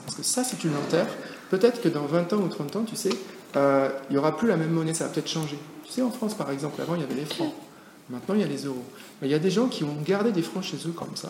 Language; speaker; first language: French; native; French